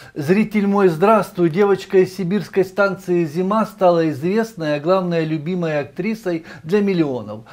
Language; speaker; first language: Russian; native; Russian